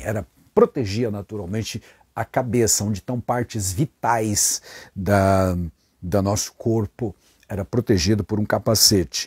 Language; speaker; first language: Portuguese; native; Portuguese